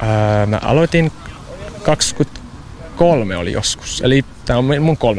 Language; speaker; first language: Finnish; non-native, fluent; English